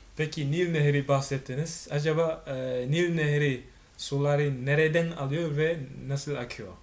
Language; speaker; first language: Turkish; non-native, fluent; Swahili